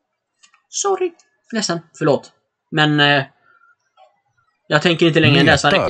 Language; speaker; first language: Swedish; native; Swedish